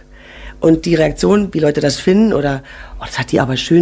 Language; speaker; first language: German; native; German